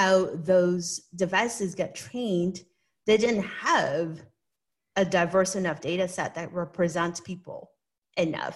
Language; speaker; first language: English; non-native, local second language; Cantonese